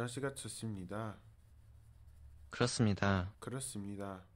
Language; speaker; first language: Korean; non-native, learner; English